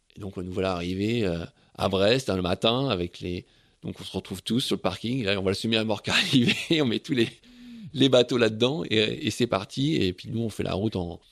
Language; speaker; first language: French; native; French